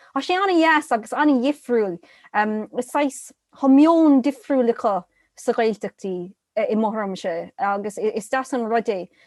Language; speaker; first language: Irish; non-native, local second language; English